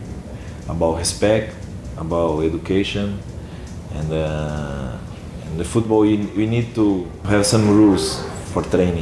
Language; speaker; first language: English; non-native, learner; Portuguese